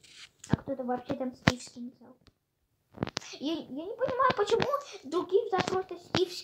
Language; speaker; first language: Russian; early bilingual, heritage; Russian